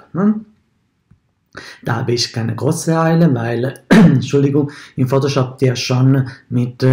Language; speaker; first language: German; non-native, fluent; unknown